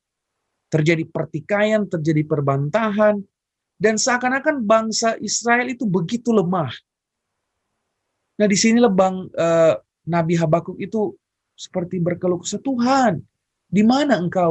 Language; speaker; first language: Indonesian; native; Indonesian